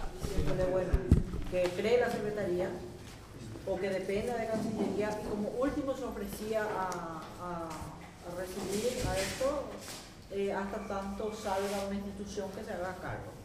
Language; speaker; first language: Spanish; native; Spanish